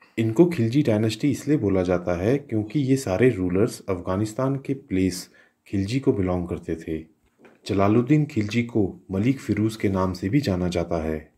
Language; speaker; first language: Hindi; native; Hindi